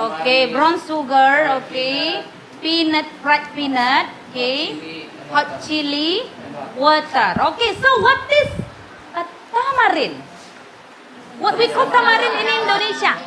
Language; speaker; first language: English; non-native, learner; Indonesian